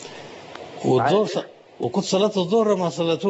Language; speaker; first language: Arabic; native; Arabic